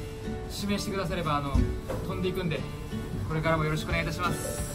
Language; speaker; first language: Japanese; native; Japanese